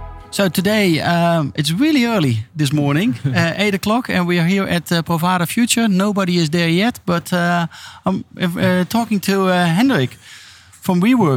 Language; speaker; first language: English; non-native, fluent; Dutch